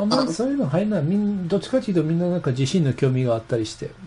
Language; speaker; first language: Japanese; non-native, fluent; English